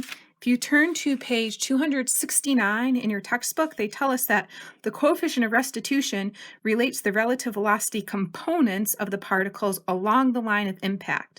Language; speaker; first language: English; native; English